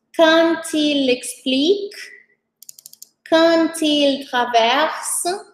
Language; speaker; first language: French; non-native, fluent; Portuguese